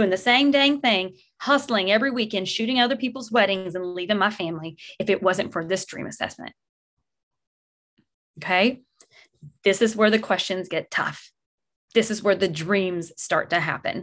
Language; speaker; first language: English; native; English